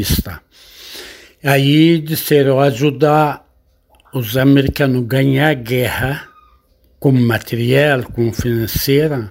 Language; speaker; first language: Portuguese; non-native, learner; Arabic